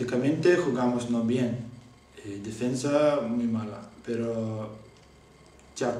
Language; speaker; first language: Spanish; non-native, learner; Lithuanian